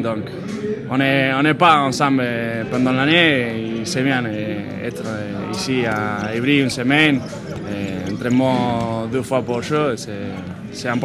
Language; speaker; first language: French; non-native, fluent; Spanish